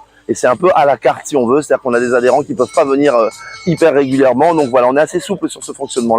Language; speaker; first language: French; native; French